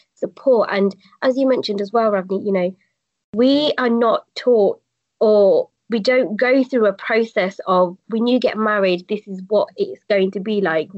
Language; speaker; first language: English; native; English